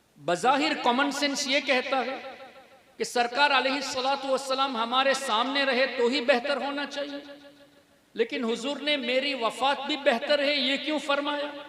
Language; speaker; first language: Urdu; non-native, fluent; Tamil